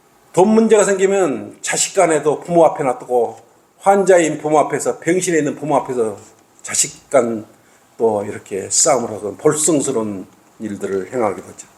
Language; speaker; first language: Korean; native; Korean